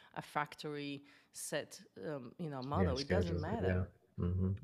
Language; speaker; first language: English; non-native, fluent; Bulgarian